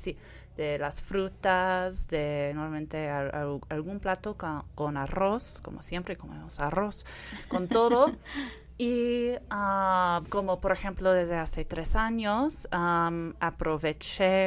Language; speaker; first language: Spanish; non-native, fluent; English